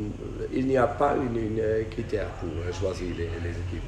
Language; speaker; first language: French; non-native, fluent; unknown